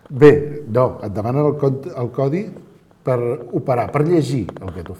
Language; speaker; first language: Catalan; native; Catalan